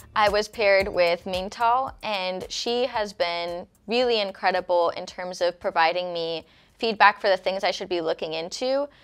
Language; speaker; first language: English; native; English